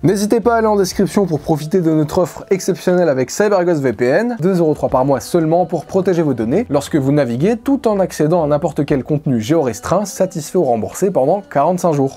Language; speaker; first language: French; native; French